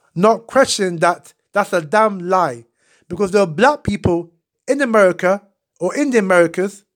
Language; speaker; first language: English; non-native, local second language; Akan